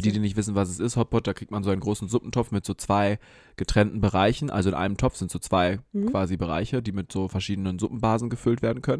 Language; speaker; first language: German; native; German